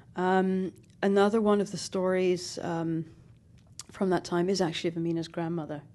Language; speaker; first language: English; native; English